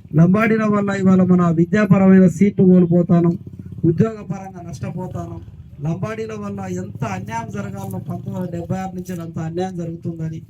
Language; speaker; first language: Telugu; non-native, local second language; Koya